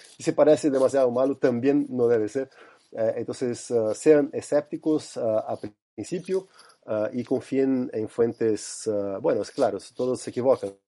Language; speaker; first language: Spanish; non-native, fluent; Portuguese